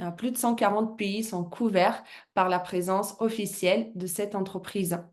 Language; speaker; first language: French; non-native, fluent; Russian